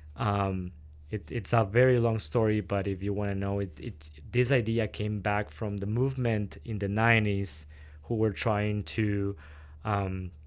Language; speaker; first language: English; non-native, fluent; Spanish